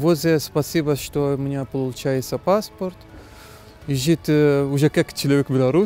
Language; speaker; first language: Russian; non-native, learner; Arabic